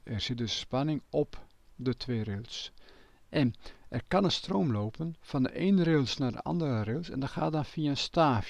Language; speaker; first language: Dutch; native; Dutch